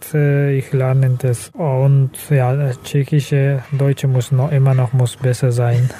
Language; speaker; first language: German; non-native, learner; Kazakh